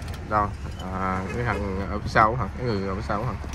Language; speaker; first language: Vietnamese; native; Vietnamese